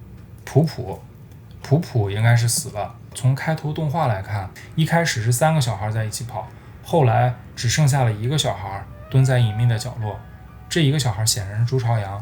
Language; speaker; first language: Chinese; native; Chinese